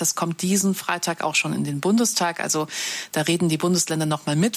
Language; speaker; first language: German; native; German